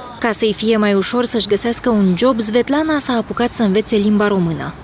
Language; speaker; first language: Romanian; native; Romanian